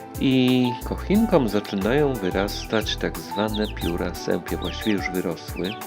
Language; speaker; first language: Polish; native; Polish